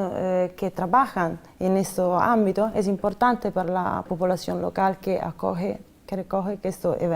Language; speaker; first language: Spanish; non-native, fluent; Italian